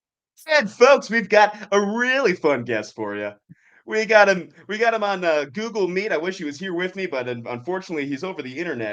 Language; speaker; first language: English; native; English